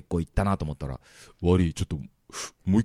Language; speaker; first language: Japanese; native; Japanese